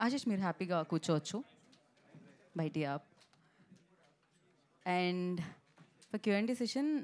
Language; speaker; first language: Telugu; native; Telugu